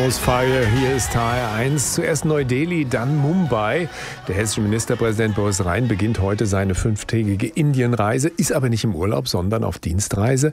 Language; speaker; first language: German; native; German